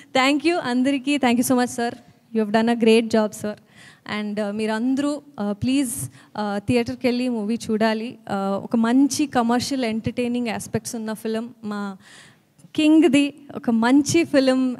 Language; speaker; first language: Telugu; non-native, learner; Kannada